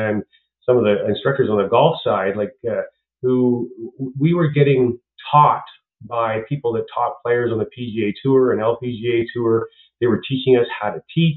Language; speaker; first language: English; native; English